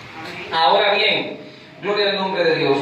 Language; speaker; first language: Spanish; native; Spanish